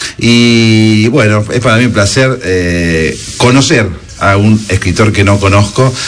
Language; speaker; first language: Spanish; native; Spanish